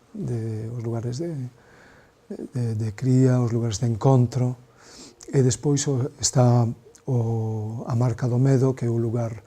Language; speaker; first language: Galician; native; Galician